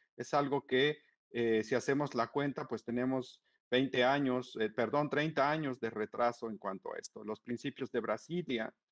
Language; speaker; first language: Spanish; native; Spanish